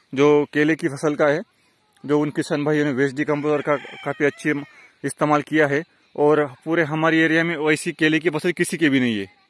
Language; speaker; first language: Hindi; non-native, local second language; Marathi